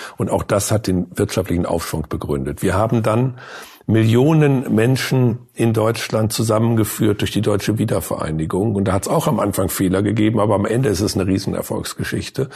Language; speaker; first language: German; native; German